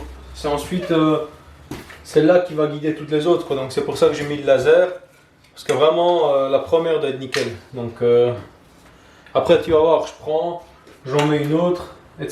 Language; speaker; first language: French; native; French